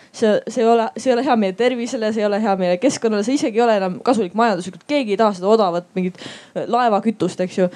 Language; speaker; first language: Estonian; native; Estonian